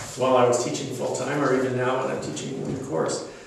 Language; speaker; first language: English; native; English